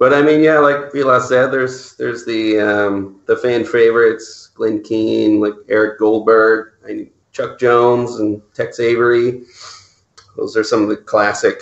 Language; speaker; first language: English; native; English